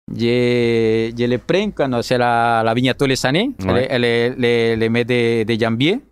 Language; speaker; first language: French; non-native, learner; Spanish